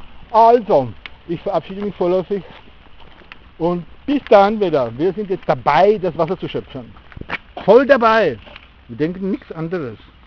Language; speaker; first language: German; native; German